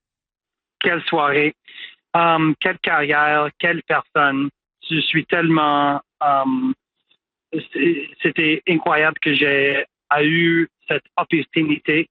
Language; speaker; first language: French; non-native, local second language; English